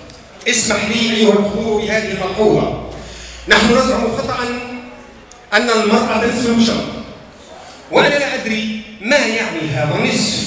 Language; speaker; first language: Arabic; native; Arabic